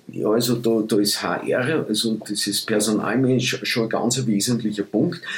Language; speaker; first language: German; early bilingual, other home language; Dutch